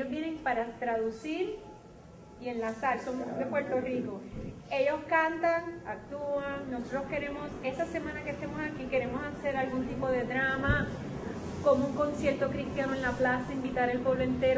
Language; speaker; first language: Spanish; native; Spanish